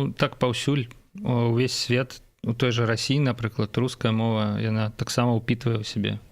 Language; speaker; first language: Belarusian; non-native, local second language; Russian